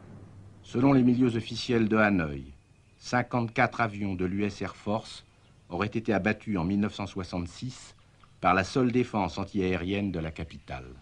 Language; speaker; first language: French; native; French